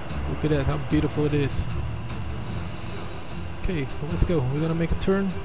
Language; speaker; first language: English; non-native, fluent; Turkish